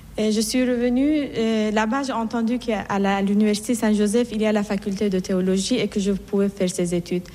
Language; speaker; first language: French; non-native, fluent; Persian